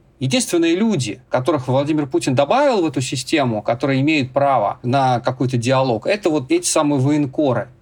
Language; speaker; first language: Russian; native; Russian